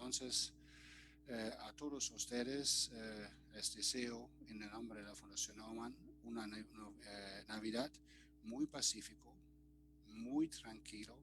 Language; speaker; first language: Spanish; non-native, fluent; German